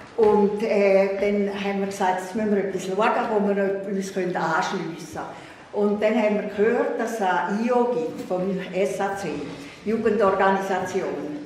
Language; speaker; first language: German; native; German